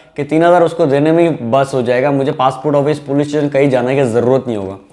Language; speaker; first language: Hindi; non-native, local second language; Bangla